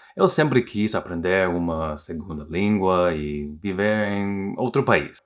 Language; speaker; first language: Portuguese; non-native, learner; English